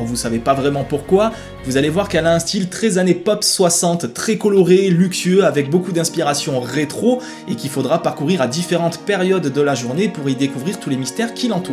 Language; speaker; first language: French; native; French